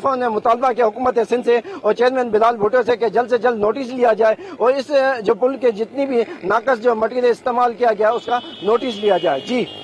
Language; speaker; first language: Urdu; non-native, local second language; Sindhi